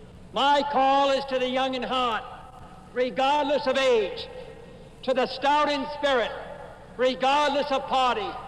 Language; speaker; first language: English; native; English